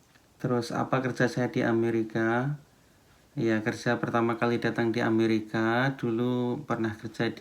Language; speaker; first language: Indonesian; non-native, local second language; Javanese